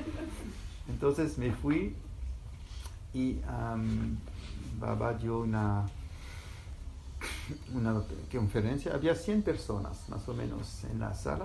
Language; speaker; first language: Spanish; non-native, fluent; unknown